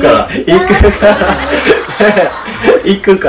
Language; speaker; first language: Japanese; non-native, fluent; Vietnamese